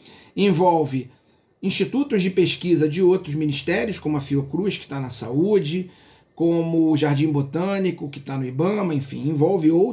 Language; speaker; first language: Portuguese; native; Portuguese